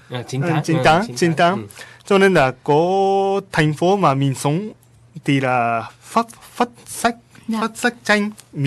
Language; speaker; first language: Vietnamese; non-native, learner; Japanese